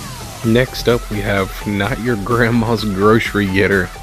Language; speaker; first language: English; native; English